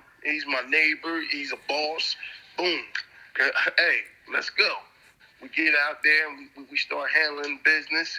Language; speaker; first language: English; native; English